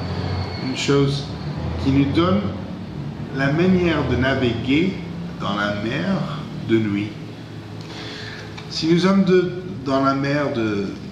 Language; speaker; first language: French; non-native, fluent; Spanish